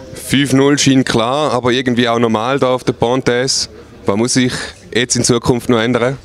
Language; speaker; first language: German; native; German